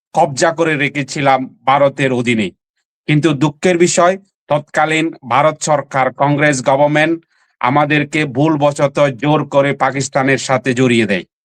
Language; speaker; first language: Bangla; non-native, local second language; Chakma